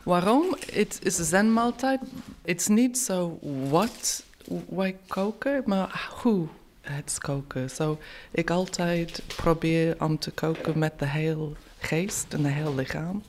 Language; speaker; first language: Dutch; non-native, learner; English